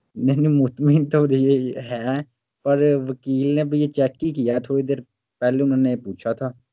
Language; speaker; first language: Urdu; non-native, local second language; Punjabi